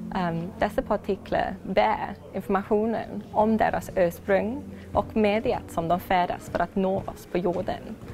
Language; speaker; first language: Swedish; non-native, fluent; English